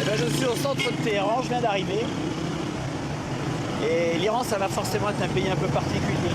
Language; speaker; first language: French; native; French